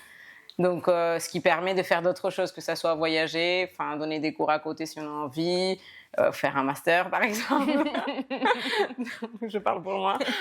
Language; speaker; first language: French; non-native, fluent; Spanish